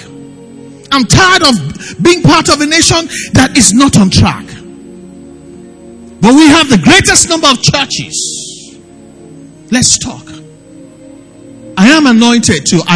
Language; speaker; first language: English; non-native, local second language; Yoruba